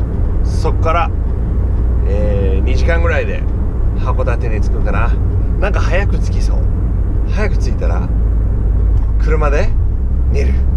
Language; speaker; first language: Japanese; non-native, fluent; English